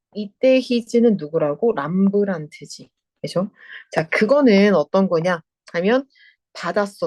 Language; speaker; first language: Korean; native; Korean